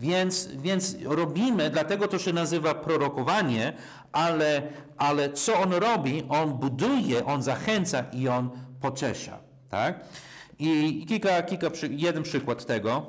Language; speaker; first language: Polish; non-native, fluent; English